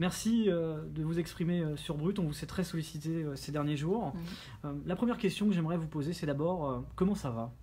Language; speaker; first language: French; native; French